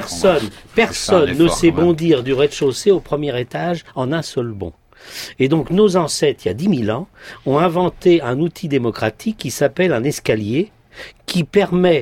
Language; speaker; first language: French; native; French